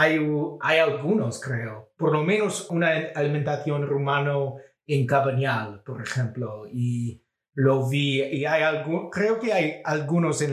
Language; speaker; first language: Spanish; non-native, fluent; English